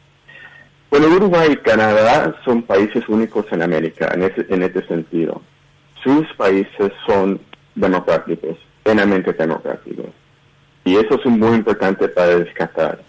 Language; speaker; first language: Spanish; early bilingual, heritage; Spanish